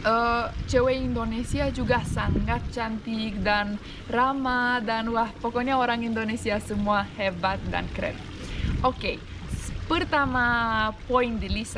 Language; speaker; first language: Indonesian; non-native, fluent; Romanian